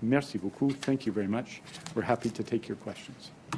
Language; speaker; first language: English; native; English